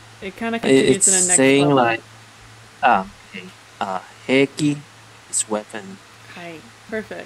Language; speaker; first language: English; non-native, learner; Spanish